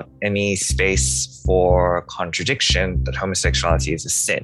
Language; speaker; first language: English; non-native, local second language; Bangla